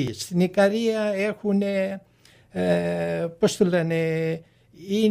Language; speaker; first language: Greek; early bilingual, heritage; Greek